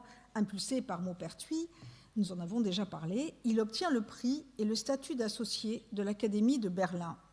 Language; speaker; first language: French; native; French